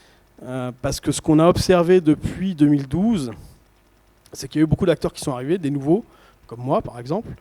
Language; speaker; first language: French; native; French